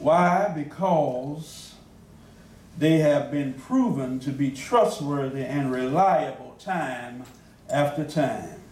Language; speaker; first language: English; native; English